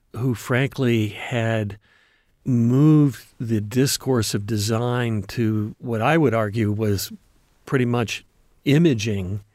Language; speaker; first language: English; native; English